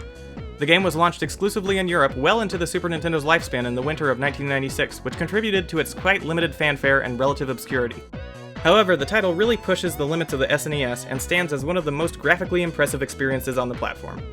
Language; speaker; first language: English; native; English